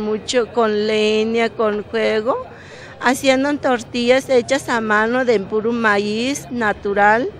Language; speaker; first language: Spanish; non-native, local second language; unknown